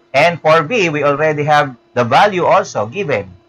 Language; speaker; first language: English; non-native, local second language; Filipino